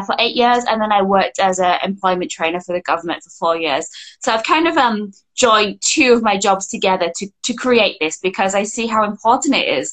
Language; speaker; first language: English; native; English